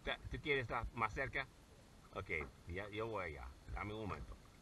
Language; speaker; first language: Spanish; non-native, learner; English